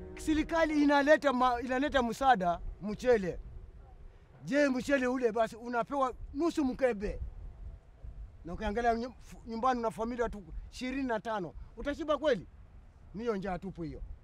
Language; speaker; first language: Swahili; non-native, local second language; Giryama